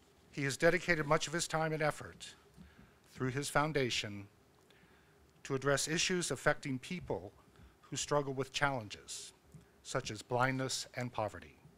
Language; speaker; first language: English; native; English